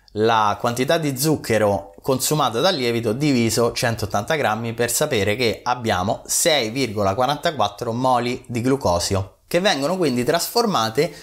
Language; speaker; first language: Italian; native; Italian